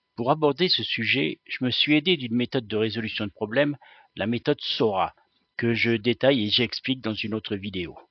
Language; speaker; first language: French; native; French